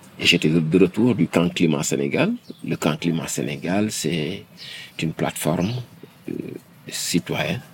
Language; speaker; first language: French; non-native, local second language; Wolof